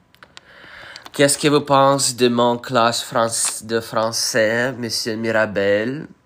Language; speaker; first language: French; non-native, learner; Russian